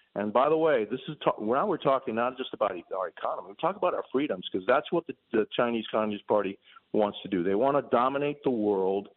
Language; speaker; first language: English; early bilingual, other home language; Spanish